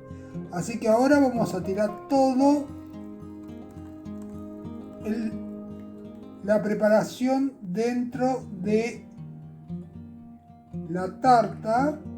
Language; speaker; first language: Spanish; native; Spanish